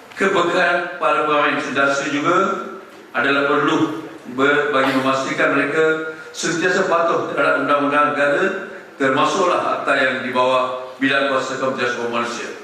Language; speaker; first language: Malay; non-native, local second language; Tamil